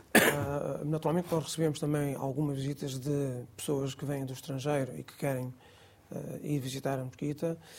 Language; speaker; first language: Portuguese; non-native, local second language; Gujarati